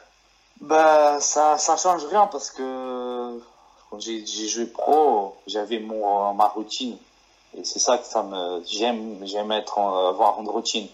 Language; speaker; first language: French; non-native, fluent; Portuguese